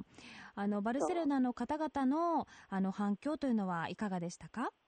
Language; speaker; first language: Japanese; native; Japanese